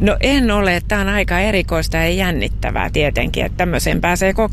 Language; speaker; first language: Finnish; native; Finnish